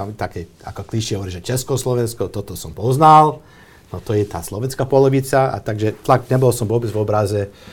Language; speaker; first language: Slovak; non-native, fluent; English